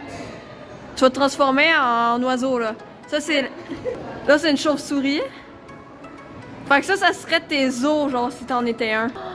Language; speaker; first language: French; native; French